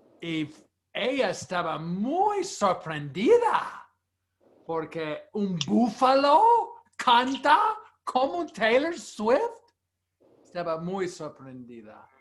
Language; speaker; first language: Spanish; non-native, fluent; English